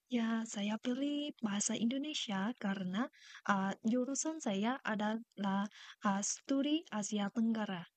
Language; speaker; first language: Indonesian; non-native, learner; Vietnamese